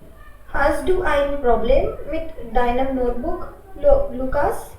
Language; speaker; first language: German; non-native, learner; Hindi